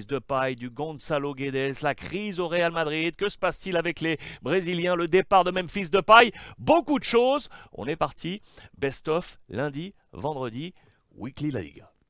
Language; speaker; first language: French; native; French